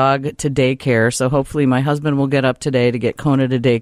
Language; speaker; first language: English; native; English